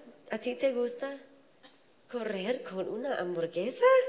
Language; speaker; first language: Spanish; non-native, fluent; English